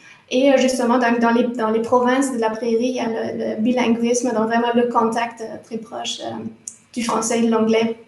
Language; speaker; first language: French; non-native, fluent; German